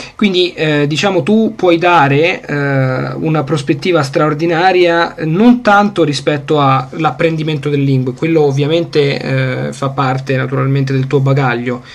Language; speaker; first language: Italian; native; Italian